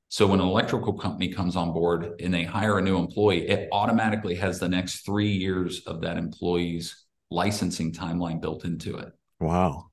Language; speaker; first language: English; native; English